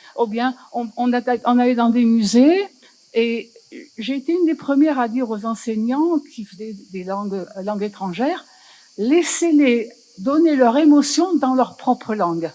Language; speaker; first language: French; native; French